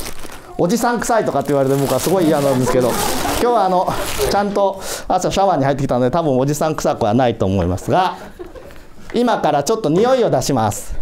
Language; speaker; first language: Japanese; native; Japanese